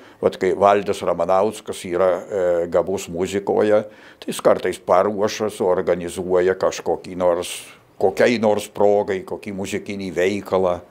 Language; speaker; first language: Lithuanian; native; Lithuanian